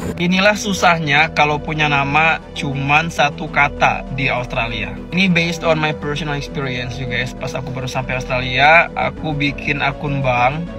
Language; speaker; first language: Indonesian; native; Indonesian